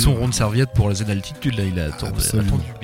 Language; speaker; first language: French; native; French